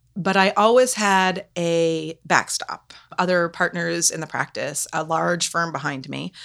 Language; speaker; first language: English; native; English